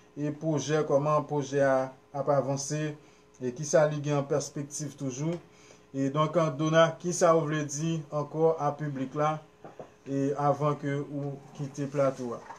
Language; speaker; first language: Haitian Creole; native; Haitian Creole